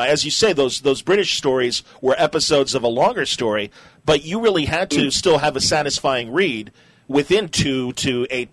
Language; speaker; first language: English; native; English